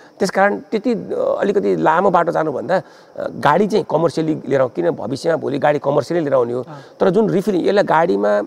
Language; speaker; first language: Nepali; native; Nepali